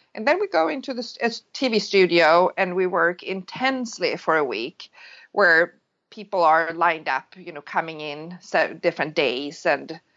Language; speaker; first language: English; non-native, fluent; Swedish